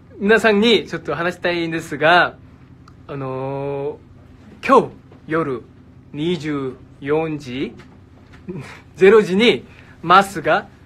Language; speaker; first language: Japanese; non-native, learner; Korean